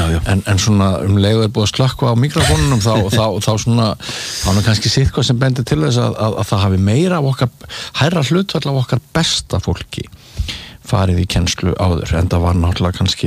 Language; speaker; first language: Icelandic; native; Icelandic